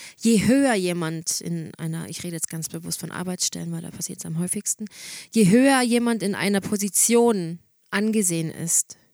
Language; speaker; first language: German; native; German